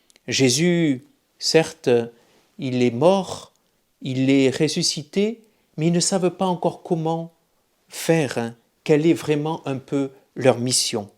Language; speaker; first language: French; native; French